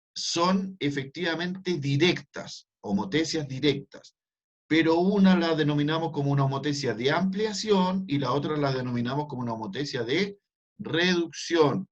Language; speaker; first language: Spanish; native; Spanish